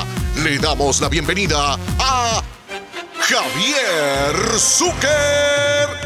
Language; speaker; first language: Spanish; native; Spanish